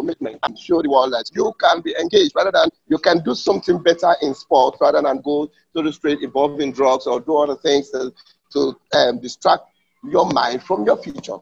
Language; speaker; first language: English; non-native, local second language; Krio